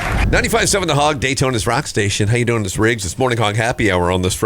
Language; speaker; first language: English; native; English